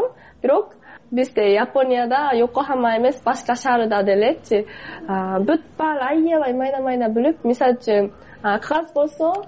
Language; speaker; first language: Kyrgyz; non-native, fluent; Japanese